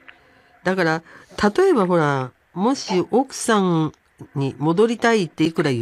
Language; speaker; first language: Japanese; native; Japanese